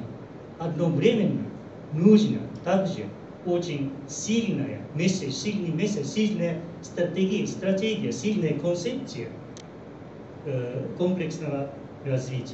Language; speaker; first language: Russian; non-native, fluent; Japanese